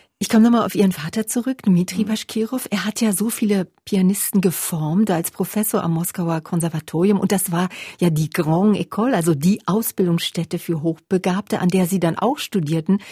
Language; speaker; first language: German; native; German